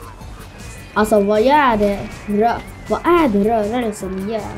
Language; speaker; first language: Swedish; early bilingual, other home language; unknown